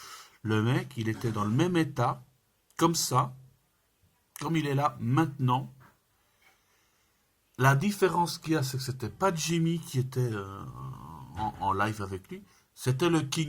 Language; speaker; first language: French; native; French